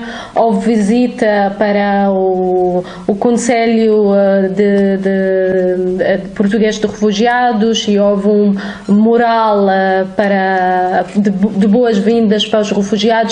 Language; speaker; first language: Portuguese; non-native, fluent; Arabic